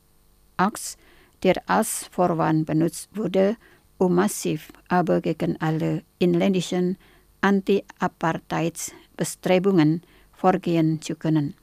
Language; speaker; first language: German; non-native, fluent; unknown